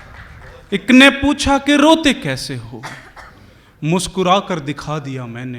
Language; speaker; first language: Hindi; native; Hindi